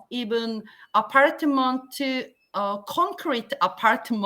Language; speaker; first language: English; non-native, learner; Korean